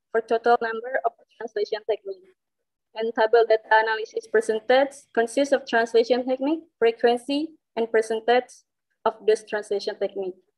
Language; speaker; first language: English; non-native, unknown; Indonesian